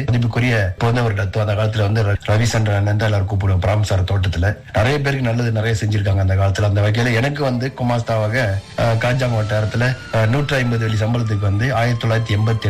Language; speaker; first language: Tamil; early bilingual, heritage; Tamil